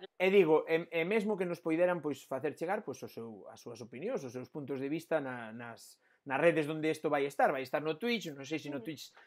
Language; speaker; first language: Galician; non-native, local second language; Spanish